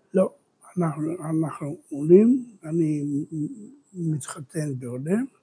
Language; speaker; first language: Hebrew; early bilingual, other home language; Spanish